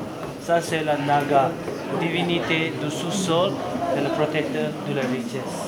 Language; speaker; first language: French; non-native, learner; Tibetan